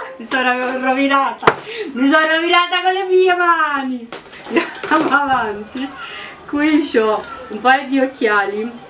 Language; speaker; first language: Italian; non-native, fluent; Romanian